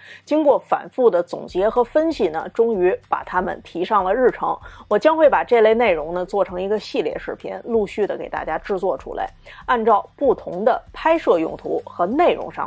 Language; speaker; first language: Chinese; native; Chinese